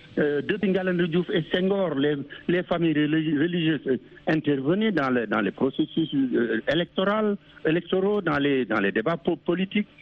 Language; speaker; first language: French; non-native, local second language; Wolof